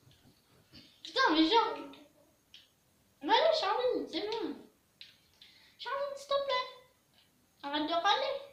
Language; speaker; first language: French; native; French